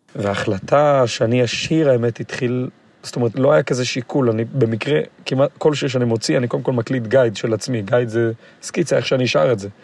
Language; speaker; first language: Hebrew; non-native, local second language; Yiddish